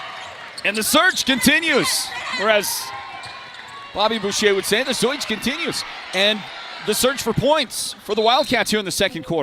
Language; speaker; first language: English; native; English